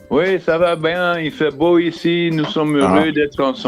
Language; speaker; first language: French; non-native, fluent; Dutch